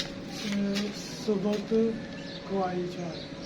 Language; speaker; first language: Korean; non-native, learner; Punjabi